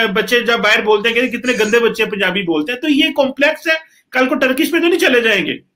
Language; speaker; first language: Urdu; non-native, local second language; Punjabi